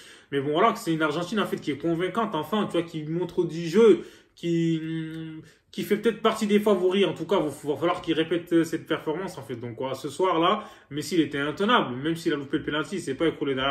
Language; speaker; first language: French; native; French